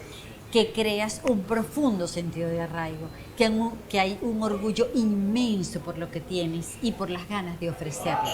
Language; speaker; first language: Spanish; native; Spanish